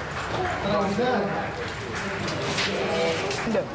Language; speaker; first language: Spanish; non-native, learner; English